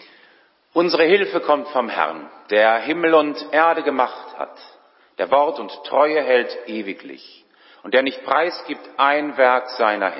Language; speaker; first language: German; native; German